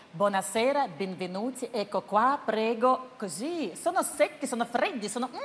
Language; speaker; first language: Italian; non-native, fluent; Russian